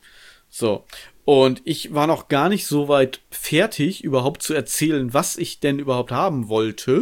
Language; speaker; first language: German; native; German